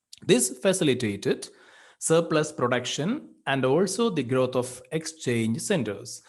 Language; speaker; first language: English; non-native, local second language; Malayalam